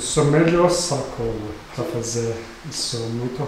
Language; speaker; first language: Portuguese; non-native, learner; Turkish